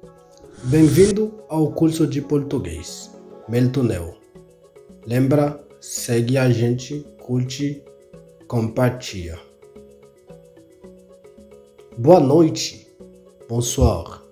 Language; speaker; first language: Portuguese; non-native, learner; Haitian Creole